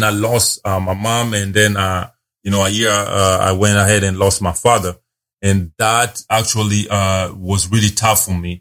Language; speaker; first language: English; non-native, local second language; Luo (Kenya and Tanzania)